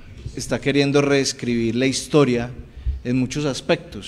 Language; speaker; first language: Spanish; native; Spanish